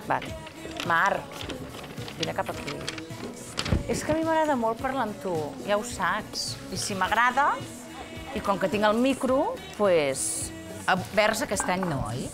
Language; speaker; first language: Catalan; native; Catalan